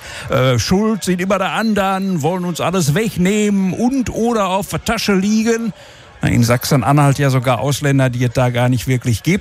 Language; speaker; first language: German; native; German